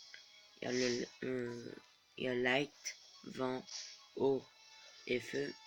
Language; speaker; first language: French; native; French